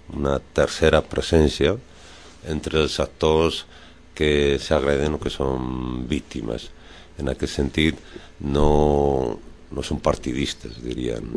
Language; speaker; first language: Catalan; non-native, local second language; Spanish